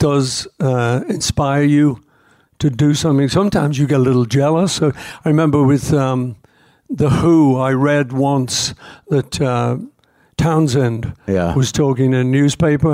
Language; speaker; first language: English; native; English